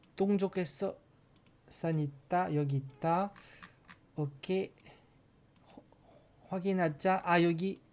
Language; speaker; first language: Korean; non-native, learner; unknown